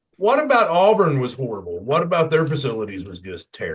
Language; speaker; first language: English; native; English